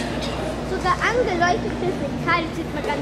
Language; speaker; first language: German; native; German